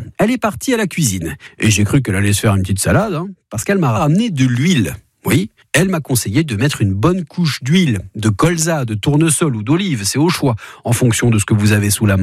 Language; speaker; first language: French; native; French